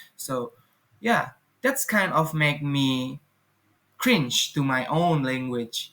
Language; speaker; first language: English; non-native, fluent; Indonesian